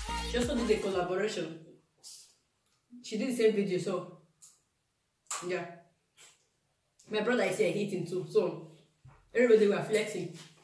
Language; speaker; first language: English; non-native, local second language; Igbo